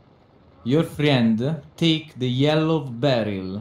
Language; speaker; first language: English; non-native, learner; Italian